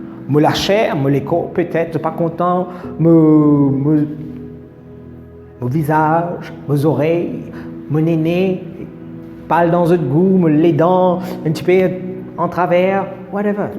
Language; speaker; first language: French; non-native, learner; Morisyen